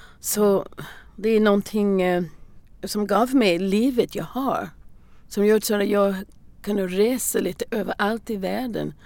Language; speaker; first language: Swedish; non-native, learner; English